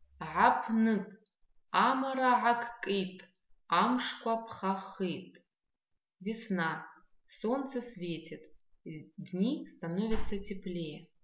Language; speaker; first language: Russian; non-native, local second language; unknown